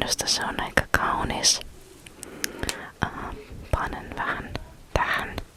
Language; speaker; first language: Finnish; non-native, fluent; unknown